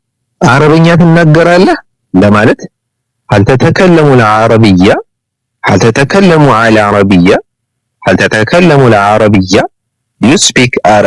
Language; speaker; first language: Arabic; non-native, learner; Amharic